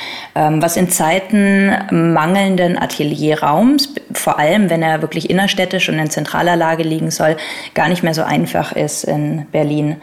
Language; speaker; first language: German; native; German